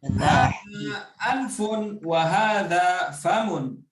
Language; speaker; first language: Arabic; non-native, fluent; Indonesian